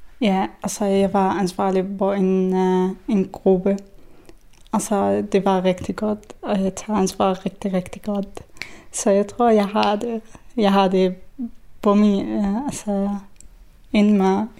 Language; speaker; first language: Danish; non-native, fluent; Arabic